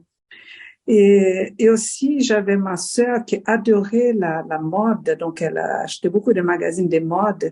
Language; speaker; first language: French; non-native, fluent; Portuguese